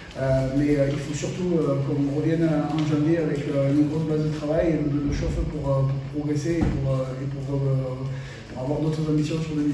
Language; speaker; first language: French; native; French